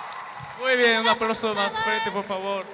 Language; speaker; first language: Spanish; non-native, learner; Korean